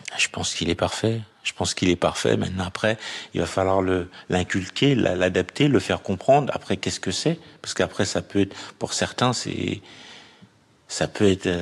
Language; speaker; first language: French; native; French